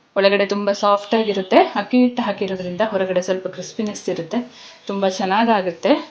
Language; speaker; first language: Kannada; non-native, local second language; Kodava